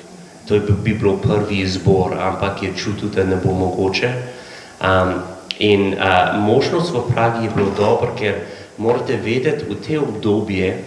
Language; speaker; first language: Slovenian; non-native, learner; English